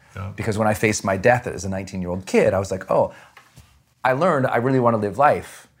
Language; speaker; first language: English; native; English